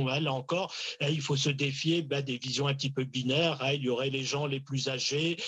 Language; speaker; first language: French; native; French